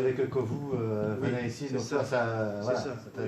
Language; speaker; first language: French; native; French